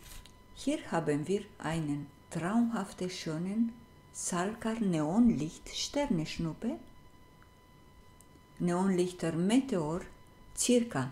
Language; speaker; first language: German; non-native, fluent; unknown